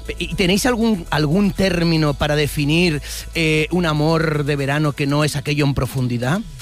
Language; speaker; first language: Spanish; native; Spanish